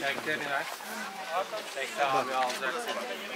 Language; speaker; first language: Turkish; native; Turkish